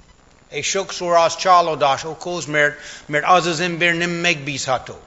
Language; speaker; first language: Hungarian; non-native, fluent; English